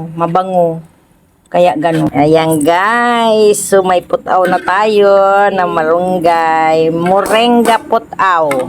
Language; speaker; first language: Filipino; non-native, local second language; Masbatenyo